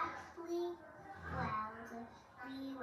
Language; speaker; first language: Welsh; non-native, local second language; English